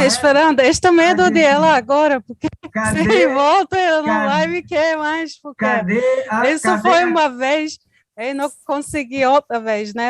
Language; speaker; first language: Portuguese; non-native, learner; Turkish